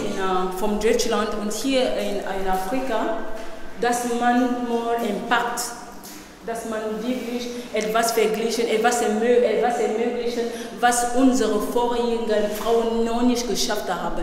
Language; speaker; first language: German; non-native, learner; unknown